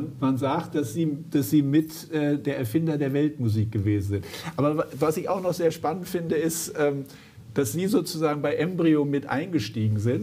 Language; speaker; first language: German; native; German